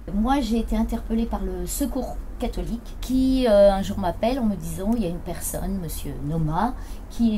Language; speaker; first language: French; native; French